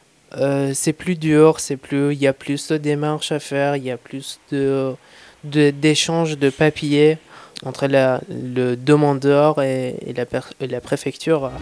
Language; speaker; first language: French; non-native, fluent; Persian